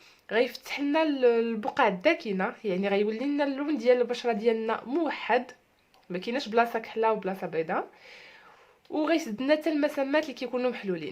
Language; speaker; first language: Arabic; native; Arabic